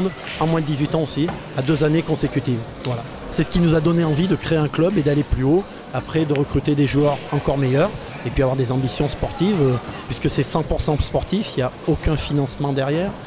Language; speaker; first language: French; native; French